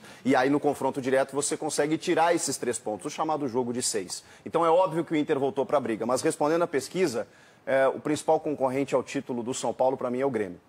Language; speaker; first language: Portuguese; native; Portuguese